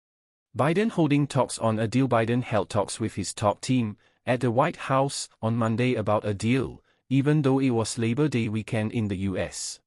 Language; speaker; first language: English; non-native, fluent; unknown